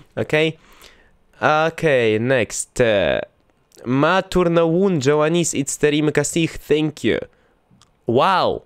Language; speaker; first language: English; non-native, learner; Russian